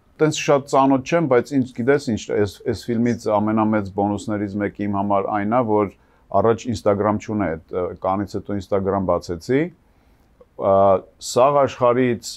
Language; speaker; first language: Armenian; native; Armenian